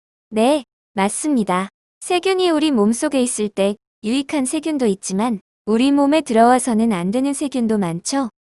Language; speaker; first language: Korean; native; Korean